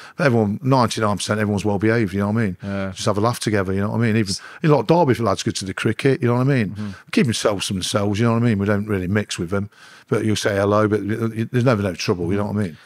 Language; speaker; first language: English; native; English